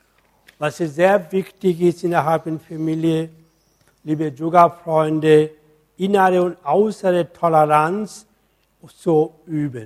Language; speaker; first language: German; non-native, fluent; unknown